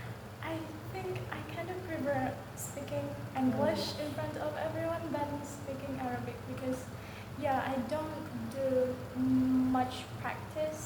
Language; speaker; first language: English; non-native, learner; Indonesian